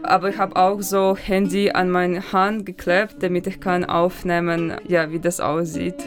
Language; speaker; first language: German; non-native, fluent; Russian